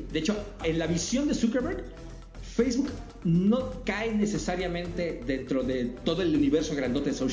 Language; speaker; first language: Spanish; native; Spanish